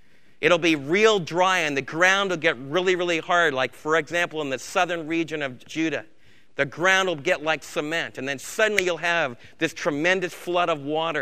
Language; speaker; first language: English; native; English